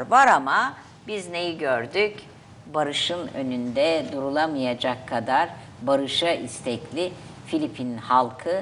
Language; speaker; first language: Turkish; native; Turkish